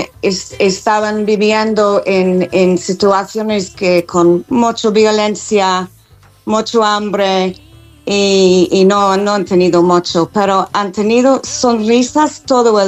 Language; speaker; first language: Spanish; non-native, fluent; English